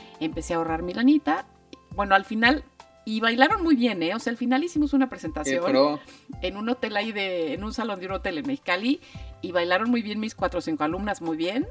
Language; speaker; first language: Spanish; native; Spanish